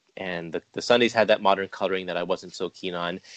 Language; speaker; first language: English; native; English